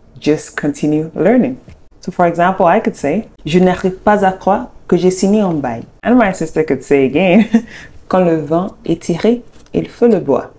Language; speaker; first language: French; non-native, fluent; English